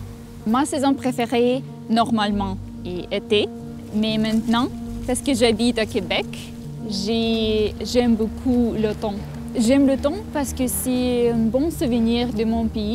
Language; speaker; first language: French; non-native, learner; Russian